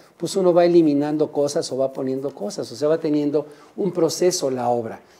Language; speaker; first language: Spanish; native; Spanish